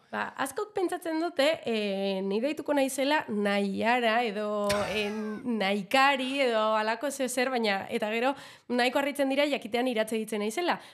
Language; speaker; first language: Basque; non-native, local second language; Spanish